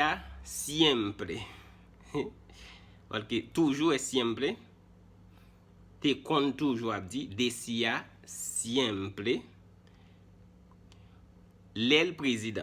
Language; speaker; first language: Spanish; non-native, fluent; Haitian Creole